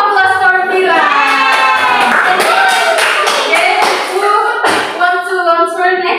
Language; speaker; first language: English; non-native, learner; Indonesian